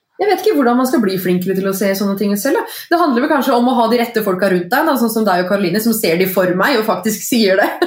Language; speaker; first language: Norwegian; native; Norwegian